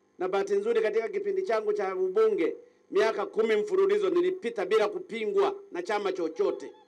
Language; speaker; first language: Swahili; native; Swahili